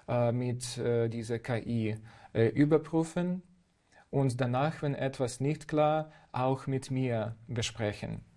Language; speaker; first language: German; non-native, fluent; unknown